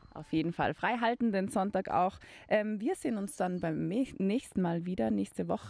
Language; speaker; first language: German; native; German